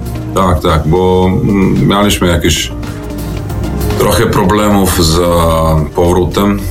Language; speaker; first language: Polish; non-native, fluent; Serbian